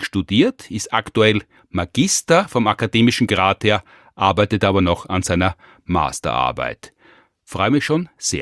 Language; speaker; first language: German; native; German